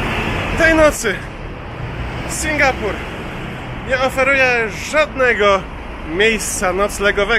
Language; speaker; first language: Polish; native; Polish